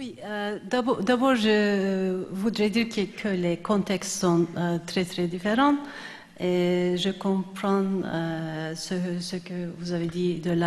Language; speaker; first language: French; non-native, fluent; Turkish